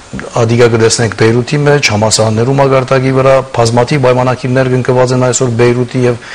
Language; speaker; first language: Armenian; early bilingual, heritage; Armenian